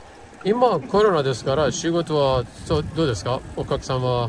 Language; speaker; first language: Japanese; non-native, learner; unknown